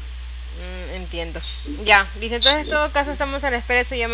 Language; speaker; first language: Spanish; native; Spanish